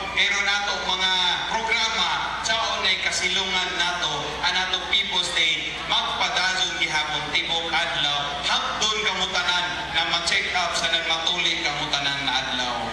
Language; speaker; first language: Cebuano; native; Cebuano